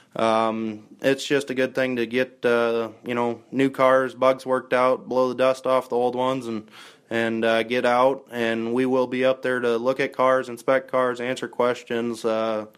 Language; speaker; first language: English; native; English